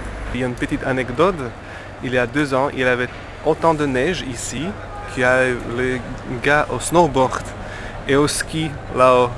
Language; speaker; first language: French; non-native, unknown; Slovak